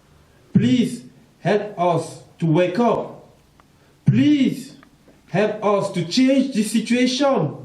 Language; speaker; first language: English; non-native, local second language; French